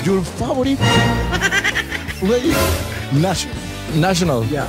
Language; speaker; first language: English; non-native, learner; Spanish